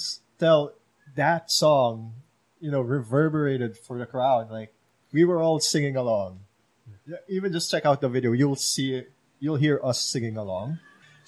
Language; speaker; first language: English; non-native, local second language; Filipino